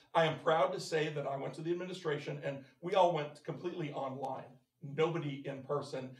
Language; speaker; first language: English; native; English